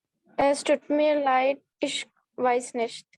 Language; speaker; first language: German; non-native, learner; Punjabi